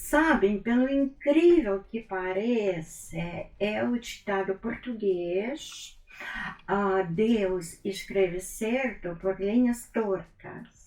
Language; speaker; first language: Portuguese; non-native, fluent; Russian